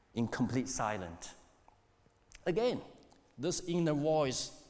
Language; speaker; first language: English; non-native, fluent; Chinese